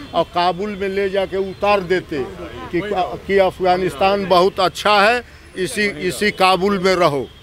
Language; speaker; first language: Hindi; native; Hindi